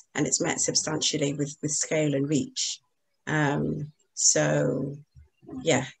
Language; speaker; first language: English; native; English